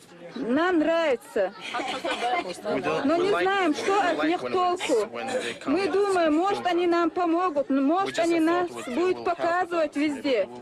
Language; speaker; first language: Russian; non-native, fluent; Chechen